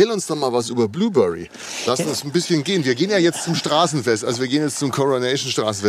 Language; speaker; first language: German; native; German